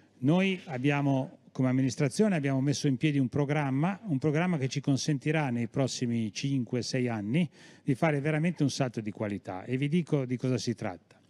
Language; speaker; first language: Italian; native; Italian